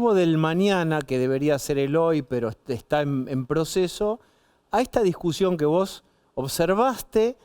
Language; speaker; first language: Spanish; native; Spanish